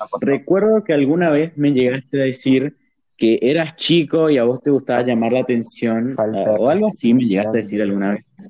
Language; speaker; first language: Spanish; native; Spanish